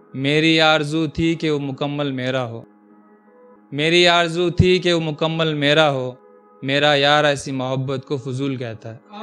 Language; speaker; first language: Hindi; non-native, local second language; Urdu